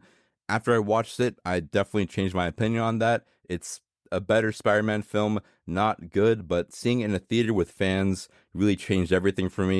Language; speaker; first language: English; native; English